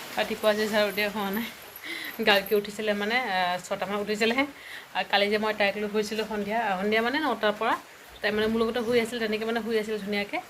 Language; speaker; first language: Assamese; native; Assamese